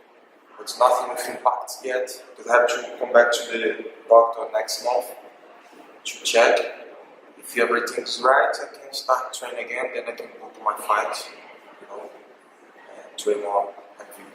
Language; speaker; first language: English; non-native, learner; Portuguese